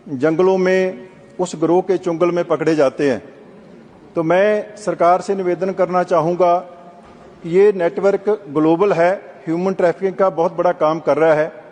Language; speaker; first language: Hindi; non-native, local second language; Punjabi